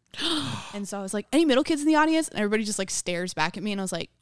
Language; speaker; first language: English; native; English